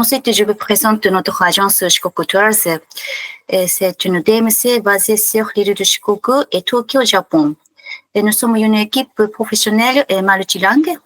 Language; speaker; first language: French; non-native, fluent; Japanese